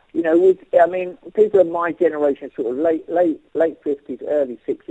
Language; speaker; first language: English; native; English